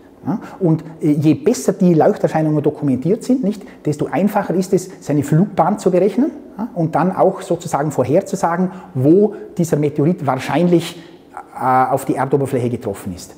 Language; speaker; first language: German; native; German